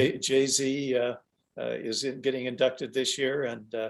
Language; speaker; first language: English; native; English